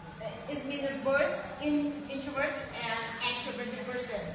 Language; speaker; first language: English; non-native, fluent; Vietnamese